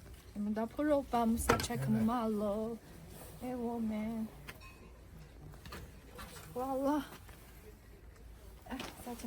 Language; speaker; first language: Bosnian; non-native, learner; Chinese